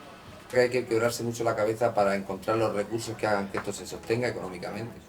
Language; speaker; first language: Spanish; native; Spanish